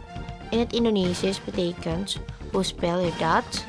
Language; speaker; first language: Dutch; non-native, learner; Indonesian